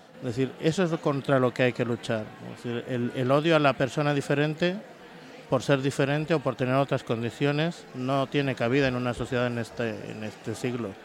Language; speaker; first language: Spanish; native; Spanish